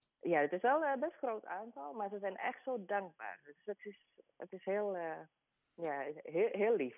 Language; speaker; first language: Dutch; non-native, learner; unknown